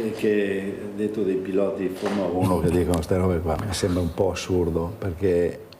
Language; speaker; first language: Italian; native; Italian